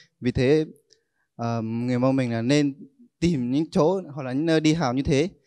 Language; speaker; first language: Vietnamese; non-native, local second language; Hmong